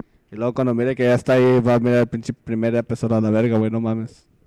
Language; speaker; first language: Spanish; early bilingual, heritage; Spanish